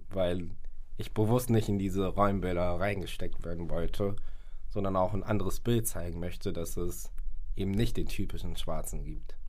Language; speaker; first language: German; early bilingual, other home language; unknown